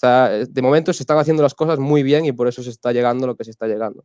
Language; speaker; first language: Spanish; native; Spanish